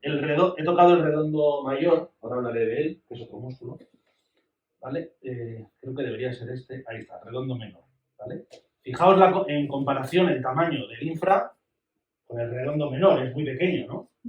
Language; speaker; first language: Spanish; native; Spanish